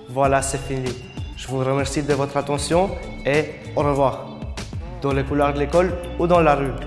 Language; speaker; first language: French; non-native, fluent; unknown